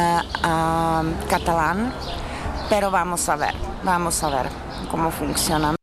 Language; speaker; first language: Spanish; non-native, fluent; Czech